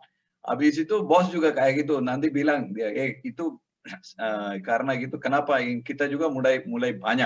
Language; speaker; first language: Indonesian; non-native, learner; Tamil